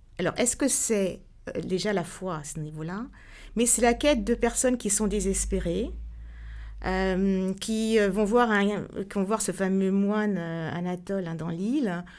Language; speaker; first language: French; native; French